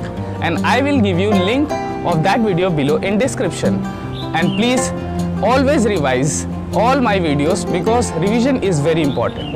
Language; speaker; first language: English; non-native, local second language; Hindi